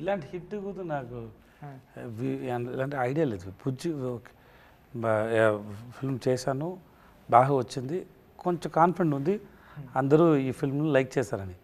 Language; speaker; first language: Telugu; non-native, learner; Tamil